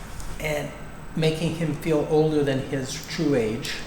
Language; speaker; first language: English; native; English